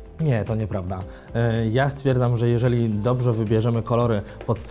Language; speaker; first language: Polish; native; Polish